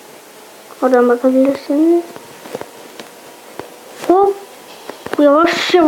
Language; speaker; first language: Turkish; native; Turkish